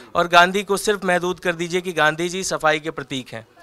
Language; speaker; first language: Hindi; native; Hindi